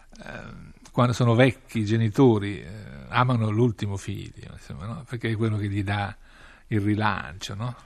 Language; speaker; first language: Italian; native; Italian